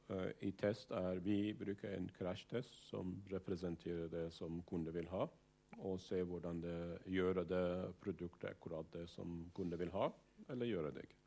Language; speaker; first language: Norwegian; non-native, fluent; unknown